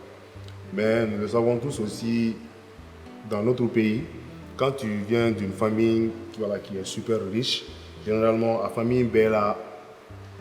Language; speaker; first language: French; non-native, local second language; Bambara